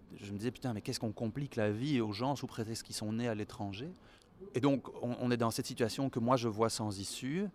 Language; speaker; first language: French; native; French